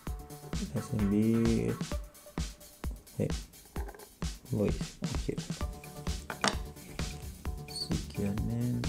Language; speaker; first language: German; non-native, learner; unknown